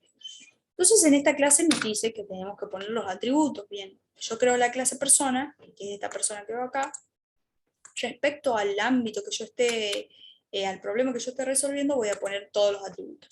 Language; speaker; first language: Spanish; native; Spanish